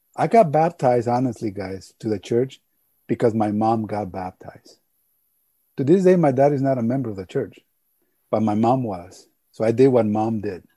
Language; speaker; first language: English; early bilingual, other home language; Spanish